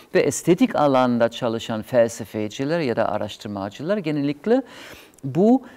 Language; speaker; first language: Turkish; non-native, fluent; German